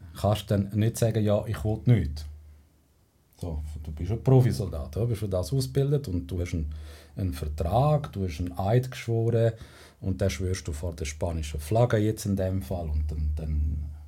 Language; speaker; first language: German; non-native, fluent; Spanish